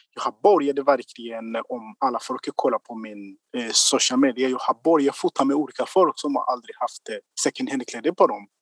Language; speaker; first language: Swedish; non-native, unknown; Kinyarwanda